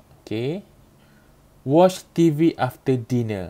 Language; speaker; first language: English; non-native, local second language; Malay